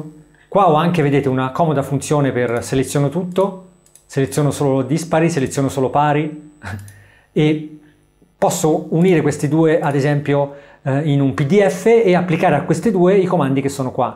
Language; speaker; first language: Italian; native; Italian